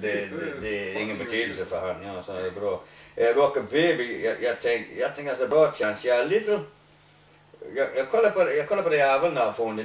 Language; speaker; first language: Swedish; non-native, learner; English